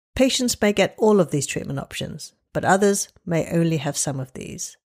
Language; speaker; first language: English; native; English